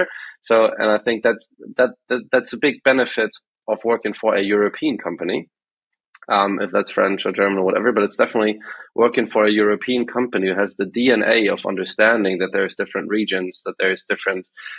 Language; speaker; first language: English; non-native, fluent; German